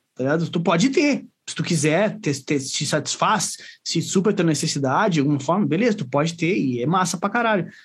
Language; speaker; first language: Portuguese; native; Portuguese